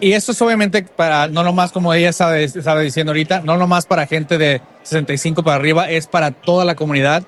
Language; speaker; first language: Spanish; early bilingual, heritage; Spanish